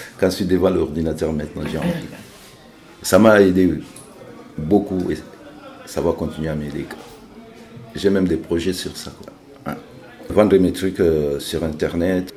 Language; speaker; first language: French; non-native, local second language; Lingala